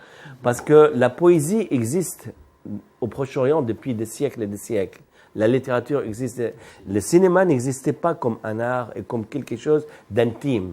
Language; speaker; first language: French; non-native, fluent; Arabic